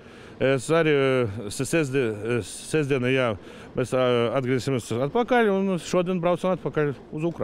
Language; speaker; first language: Latvian; non-native, learner; Ukrainian